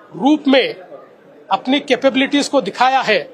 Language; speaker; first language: Hindi; non-native, local second language; Marathi